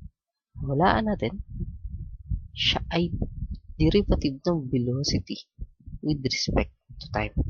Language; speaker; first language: Filipino; native; Filipino